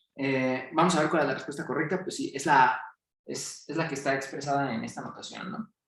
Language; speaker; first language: Spanish; native; Spanish